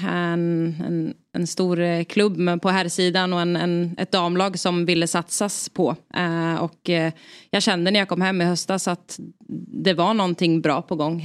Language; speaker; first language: Swedish; native; Swedish